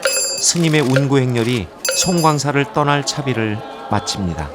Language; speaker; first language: Korean; native; Korean